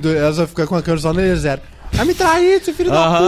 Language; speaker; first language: Portuguese; native; Portuguese